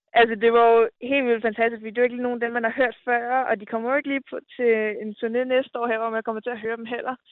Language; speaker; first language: Danish; native; Danish